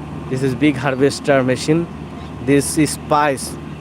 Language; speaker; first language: English; non-native, local second language; Bangla